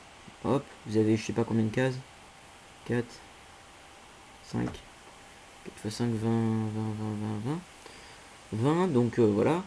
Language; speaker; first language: French; native; French